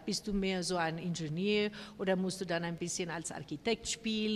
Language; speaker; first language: German; non-native, fluent; Spanish